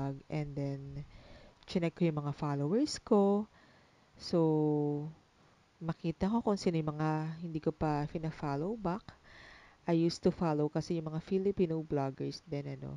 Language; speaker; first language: English; non-native, local second language; Filipino